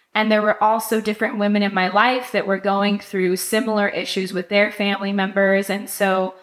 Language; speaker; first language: English; native; English